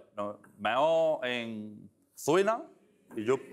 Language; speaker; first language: Spanish; native; Spanish